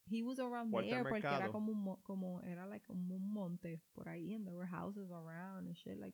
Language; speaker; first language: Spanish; early bilingual, heritage; Spanish